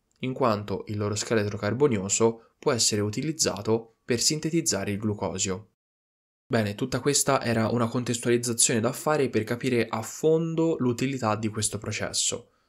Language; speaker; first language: Italian; native; Italian